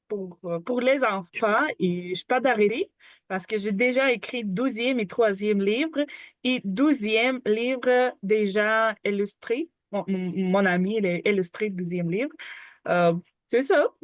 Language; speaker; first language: French; non-native, learner; Ukrainian